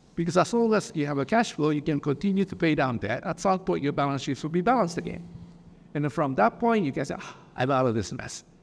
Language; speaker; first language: English; early bilingual, other home language; Japanese